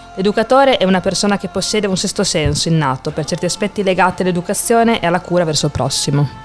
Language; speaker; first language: Italian; native; Italian